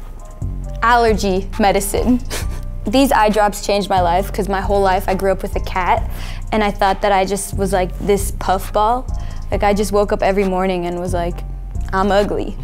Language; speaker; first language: English; native; English